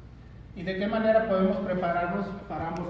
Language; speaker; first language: Spanish; native; Spanish